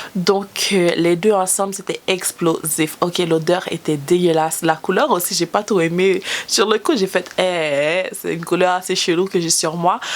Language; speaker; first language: French; native; French